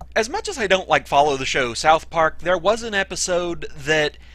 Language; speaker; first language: English; native; English